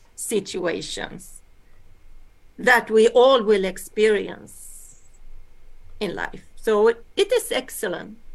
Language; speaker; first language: English; early bilingual, other home language; Swedish